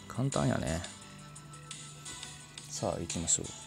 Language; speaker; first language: Japanese; native; Japanese